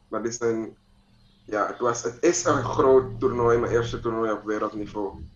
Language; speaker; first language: Dutch; native; Dutch